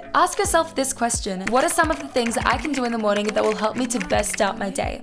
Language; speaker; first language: English; native; English